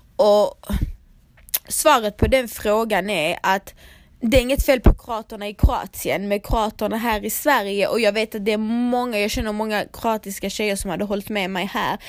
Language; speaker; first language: Swedish; early bilingual, other home language; Croatian